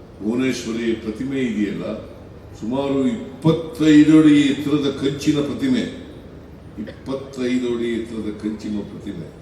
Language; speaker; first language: Kannada; native; Kannada